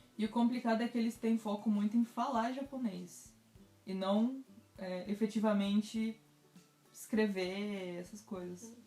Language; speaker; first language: Portuguese; native; Portuguese